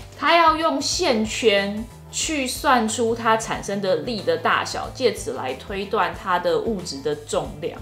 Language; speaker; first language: Chinese; native; Chinese